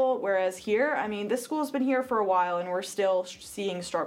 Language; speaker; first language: English; native; English